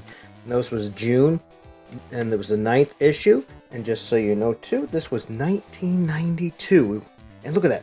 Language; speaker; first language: English; native; English